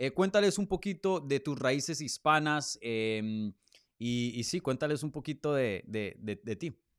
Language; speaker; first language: Spanish; native; Spanish